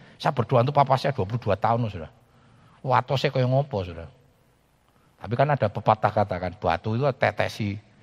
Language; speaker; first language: Indonesian; native; Indonesian